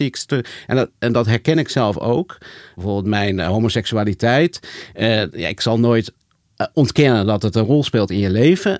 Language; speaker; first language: Dutch; native; Dutch